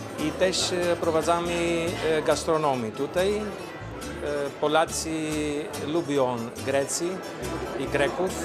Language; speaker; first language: Polish; non-native, learner; Greek